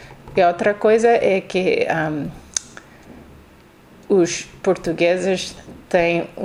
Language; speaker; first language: Portuguese; non-native, learner; English